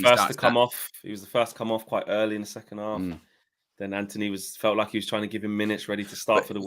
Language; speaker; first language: English; native; English